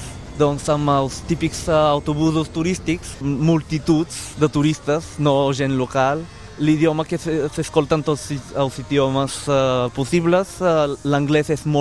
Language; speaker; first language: Catalan; non-native, fluent; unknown